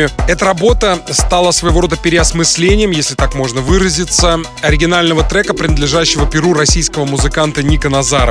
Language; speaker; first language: Russian; native; Russian